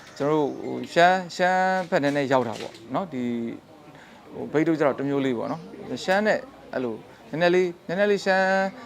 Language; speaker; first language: Burmese; non-native, local second language; Shan